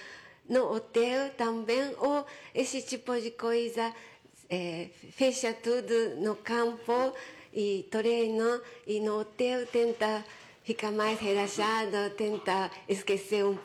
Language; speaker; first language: Portuguese; non-native, fluent; Japanese